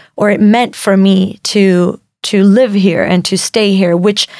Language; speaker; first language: English; non-native, fluent; Spanish